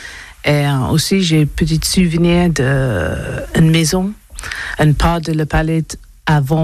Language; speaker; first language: French; non-native, learner; English